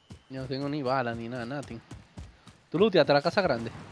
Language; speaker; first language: Spanish; early bilingual, heritage; Spanish